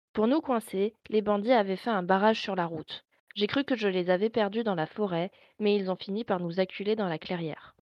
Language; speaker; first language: French; native; French